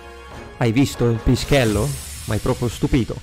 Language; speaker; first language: Italian; native; Italian